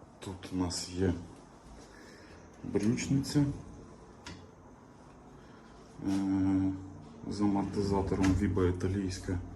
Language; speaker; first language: Ukrainian; native; Ukrainian